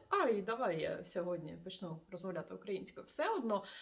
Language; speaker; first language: Ukrainian; non-native, local second language; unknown